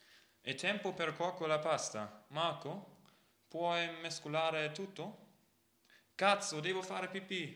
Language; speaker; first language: Italian; non-native, learner; German